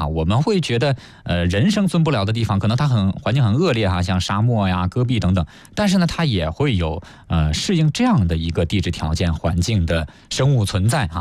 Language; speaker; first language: Chinese; native; Chinese